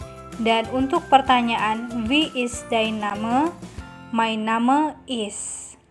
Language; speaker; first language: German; non-native, learner; Indonesian